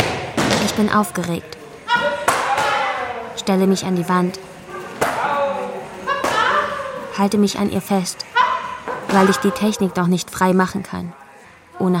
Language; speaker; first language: German; native; German